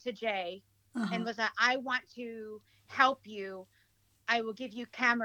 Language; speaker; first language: English; early bilingual, other home language; Hiligaynon